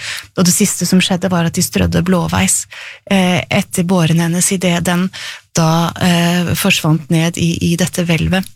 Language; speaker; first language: Norwegian; native; Norwegian